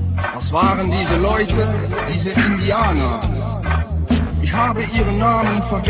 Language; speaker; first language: German; non-native, learner; Dutch